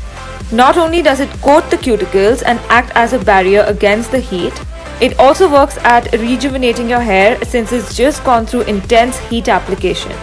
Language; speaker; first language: English; non-native, local second language; Hindi